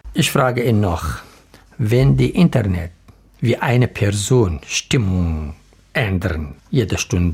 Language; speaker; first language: German; non-native, learner; Arabic